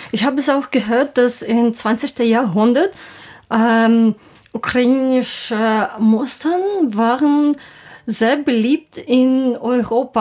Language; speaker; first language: German; non-native, learner; Ukrainian